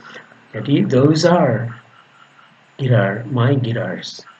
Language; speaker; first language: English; non-native, fluent; Indonesian